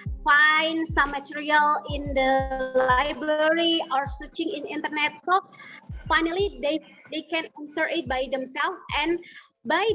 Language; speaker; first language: English; non-native, learner; Indonesian